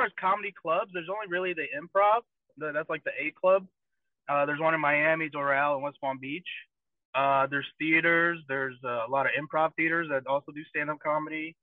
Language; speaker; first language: English; native; English